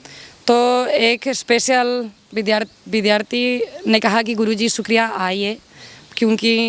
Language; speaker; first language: Hindi; non-native, learner; Spanish